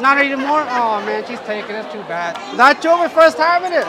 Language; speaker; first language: English; early bilingual, other home language; Khmer